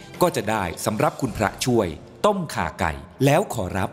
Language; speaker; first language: Thai; native; Thai